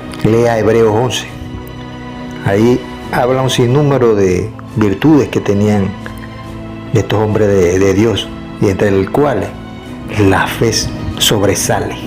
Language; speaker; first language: Spanish; native; Spanish